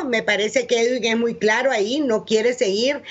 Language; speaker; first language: Spanish; native; Spanish